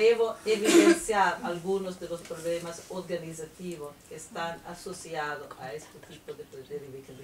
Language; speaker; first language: Spanish; non-native, fluent; Italian